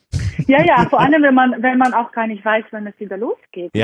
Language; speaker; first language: German; non-native, fluent; Georgian